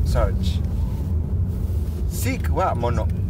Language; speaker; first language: Japanese; non-native, learner; Spanish